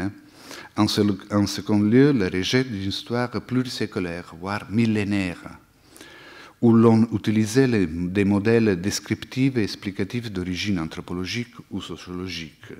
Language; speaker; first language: French; non-native, fluent; Italian